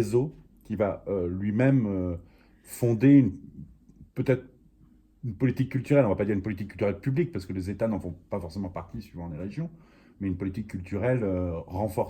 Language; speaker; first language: French; native; French